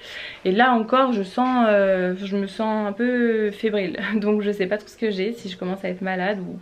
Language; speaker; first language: French; native; French